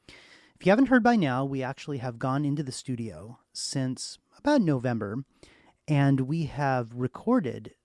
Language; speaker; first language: English; native; English